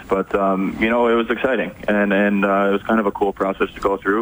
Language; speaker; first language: English; native; English